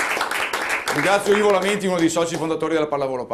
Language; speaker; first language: Italian; native; Italian